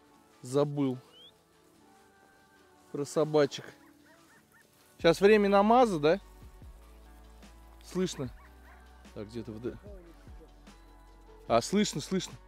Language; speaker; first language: Russian; native; Russian